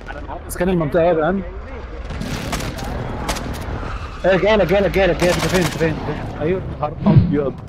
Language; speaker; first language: Arabic; native; Arabic